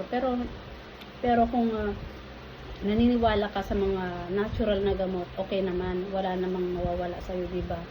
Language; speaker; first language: Filipino; non-native, local second language; Iloko